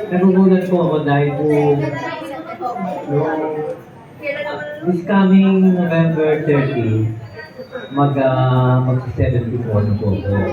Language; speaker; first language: Filipino; native; Filipino